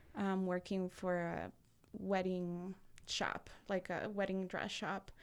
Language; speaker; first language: English; early bilingual, other home language; Spanish